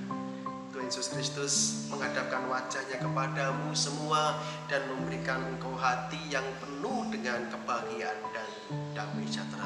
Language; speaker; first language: Indonesian; native; Indonesian